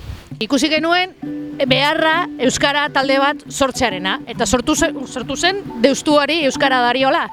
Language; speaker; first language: Basque; non-native, local second language; Spanish